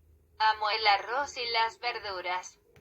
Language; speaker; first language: Spanish; non-native, learner; Haitian Creole